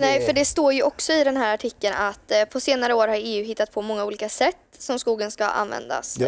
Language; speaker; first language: Swedish; native; Swedish